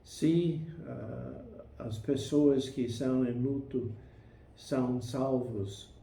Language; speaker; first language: Portuguese; non-native, fluent; English